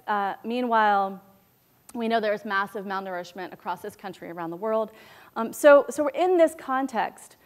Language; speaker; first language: English; native; English